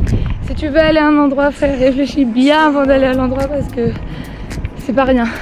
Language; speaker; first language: French; native; French